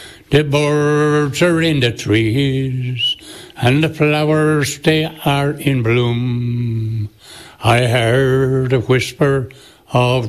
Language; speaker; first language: English; native; English